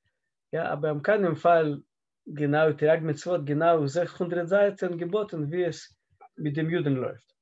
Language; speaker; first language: German; non-native, fluent; Russian